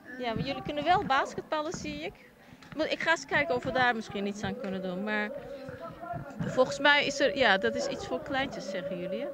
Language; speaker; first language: Dutch; early bilingual, other home language; Turkish